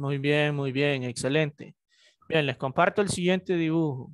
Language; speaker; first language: Spanish; native; Spanish